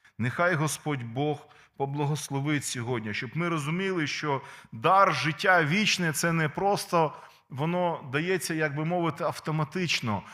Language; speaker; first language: Ukrainian; non-native, local second language; Russian